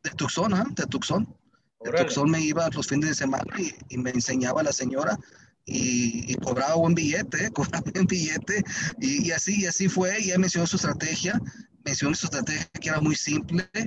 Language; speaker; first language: Spanish; early bilingual, heritage; Spanish